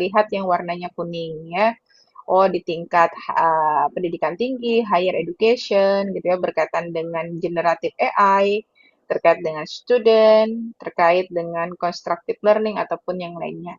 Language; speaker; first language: Indonesian; native; Indonesian